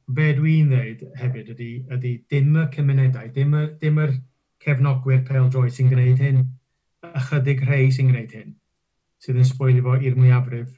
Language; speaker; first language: Welsh; non-native, local second language; English